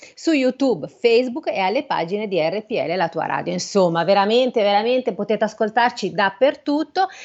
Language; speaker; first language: Italian; native; Italian